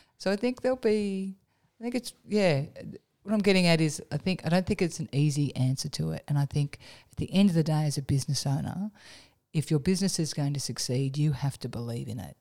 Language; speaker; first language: English; native; English